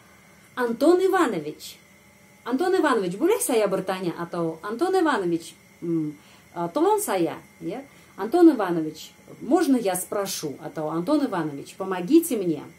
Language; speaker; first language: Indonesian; non-native, fluent; Russian